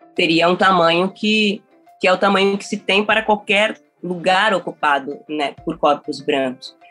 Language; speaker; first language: Portuguese; native; Portuguese